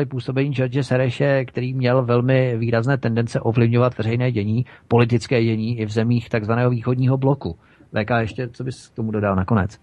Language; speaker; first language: Czech; native; Czech